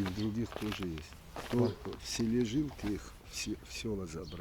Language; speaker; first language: Russian; native; Russian